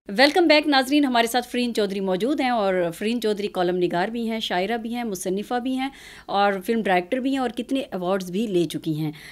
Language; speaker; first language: Urdu; native; Urdu